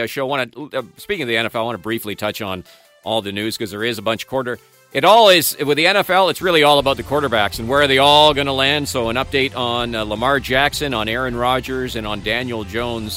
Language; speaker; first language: English; native; English